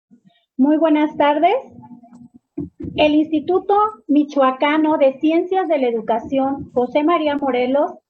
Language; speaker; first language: Spanish; native; Spanish